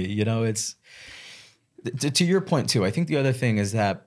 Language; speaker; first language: English; native; English